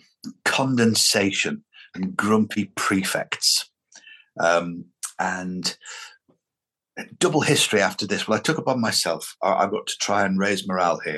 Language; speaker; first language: English; native; English